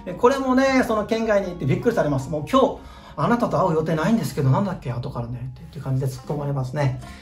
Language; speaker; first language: Japanese; native; Japanese